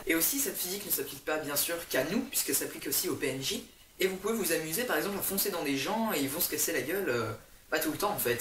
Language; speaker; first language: French; native; French